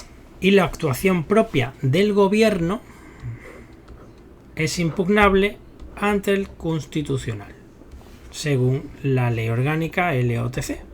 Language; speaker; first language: Spanish; native; Spanish